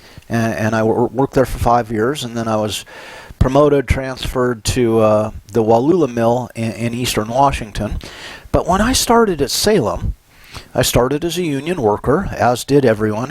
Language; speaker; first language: English; native; English